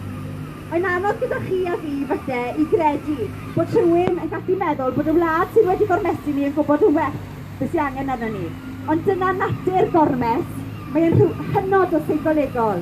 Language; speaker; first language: Welsh; native; Welsh